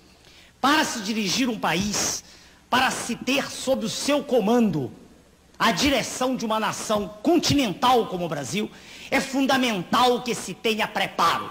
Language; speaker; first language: Portuguese; native; Portuguese